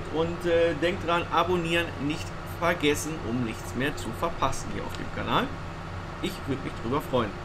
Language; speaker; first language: German; native; German